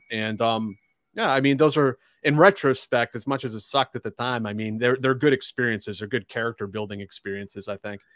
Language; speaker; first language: English; native; English